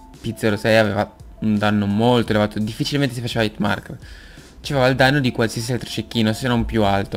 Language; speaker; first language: Italian; native; Italian